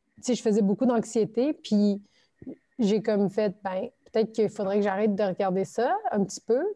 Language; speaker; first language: French; early bilingual, other home language; Turkish